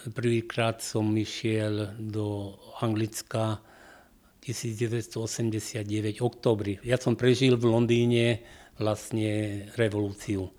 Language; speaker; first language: Slovak; non-native, local second language; Hungarian